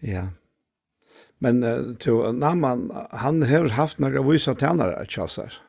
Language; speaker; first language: Danish; non-native, local second language; Faroese